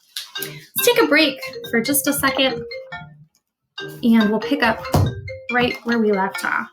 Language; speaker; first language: English; native; English